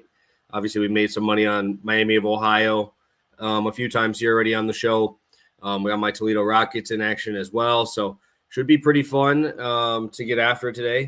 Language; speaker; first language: English; native; English